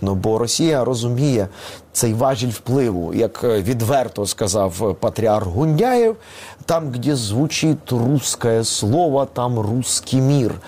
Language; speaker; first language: Ukrainian; non-native, local second language; Russian